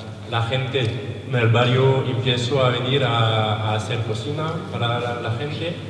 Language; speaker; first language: Spanish; non-native, learner; French